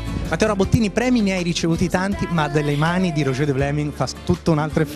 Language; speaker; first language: Italian; native; Italian